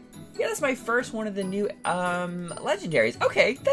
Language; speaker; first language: English; native; English